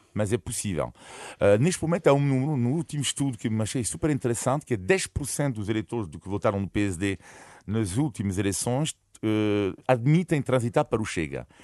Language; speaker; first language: Portuguese; non-native, fluent; French